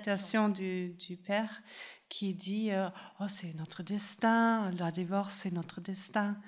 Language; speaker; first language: French; non-native, fluent; German